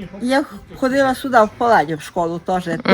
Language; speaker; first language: Ukrainian; non-native, local second language; Hungarian